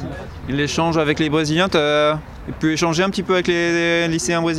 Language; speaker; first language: French; native; French